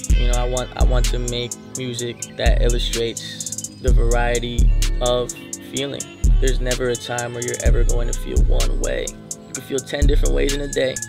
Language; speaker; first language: English; native; English